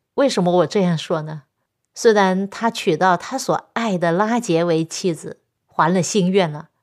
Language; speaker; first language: Chinese; non-native, local second language; Cantonese